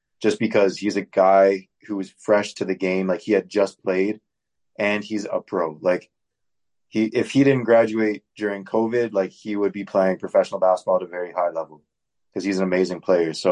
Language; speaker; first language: English; native; English